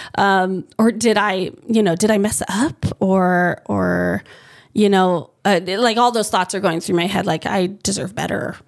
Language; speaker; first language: English; native; English